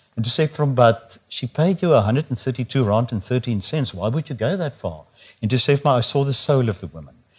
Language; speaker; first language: English; non-native, local second language; Afrikaans